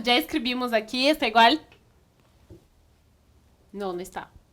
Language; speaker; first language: Spanish; non-native, fluent; Portuguese